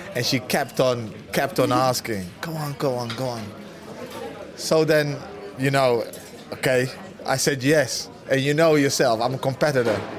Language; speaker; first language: English; early bilingual, other home language; Dutch